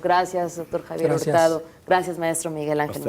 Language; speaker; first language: Spanish; native; Spanish